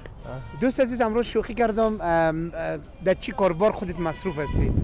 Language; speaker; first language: Persian; native; Persian